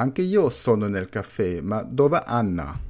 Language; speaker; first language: Italian; non-native, learner; German